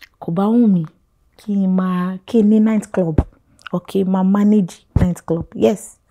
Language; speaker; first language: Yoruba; non-native, local second language; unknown